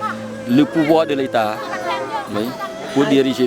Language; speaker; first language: French; non-native, fluent; Khmer